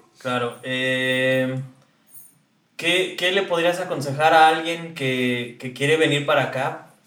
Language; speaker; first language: Spanish; native; Spanish